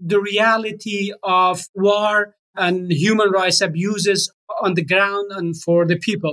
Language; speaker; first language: English; non-native, fluent; Persian